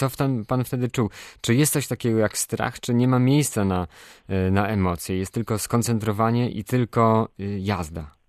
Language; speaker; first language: Polish; native; Polish